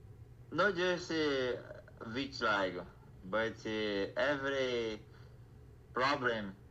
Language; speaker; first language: English; non-native, learner; Portuguese